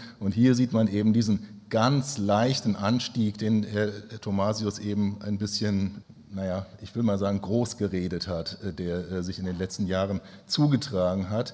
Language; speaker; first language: German; native; German